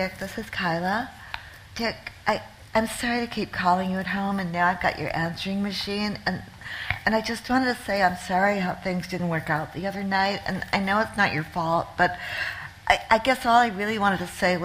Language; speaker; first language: English; native; English